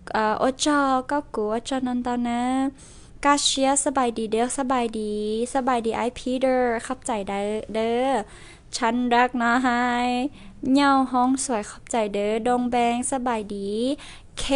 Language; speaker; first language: Lao; non-native, local second language; Hmong